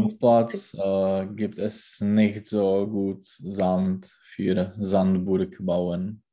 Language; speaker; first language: German; non-native, learner; Czech